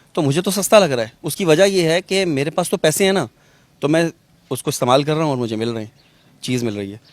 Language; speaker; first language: Urdu; non-native, local second language; Punjabi